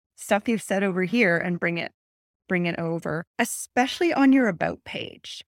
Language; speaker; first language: English; native; English